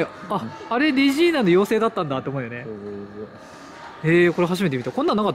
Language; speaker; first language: Japanese; native; Japanese